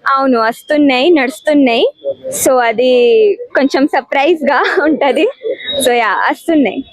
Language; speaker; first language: Telugu; early bilingual, heritage; Telugu